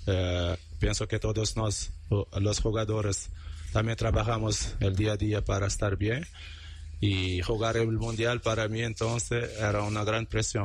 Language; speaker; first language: Spanish; non-native, learner; Portuguese